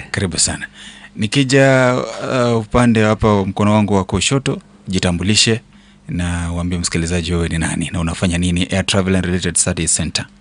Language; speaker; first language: Swahili; non-native, local second language; Gusii